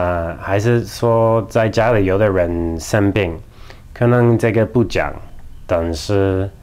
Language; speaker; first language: Chinese; non-native, fluent; English